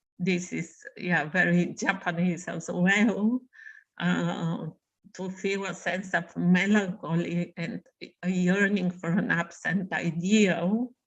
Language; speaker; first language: English; non-native, fluent; Bulgarian